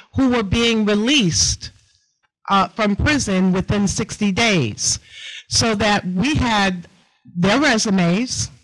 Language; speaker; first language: English; native; English